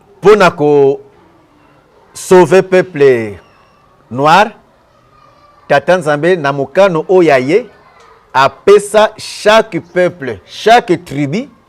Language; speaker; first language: Lingala; non-native, local second language; Kongo